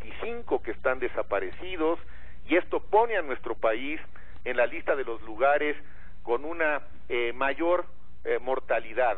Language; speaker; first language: Spanish; native; Spanish